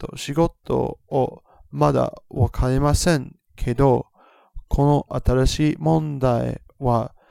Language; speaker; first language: Japanese; non-native, learner; English